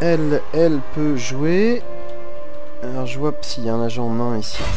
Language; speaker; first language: French; native; French